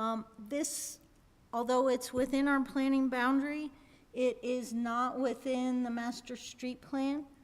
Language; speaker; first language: English; native; English